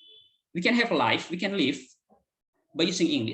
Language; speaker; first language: English; non-native, fluent; Indonesian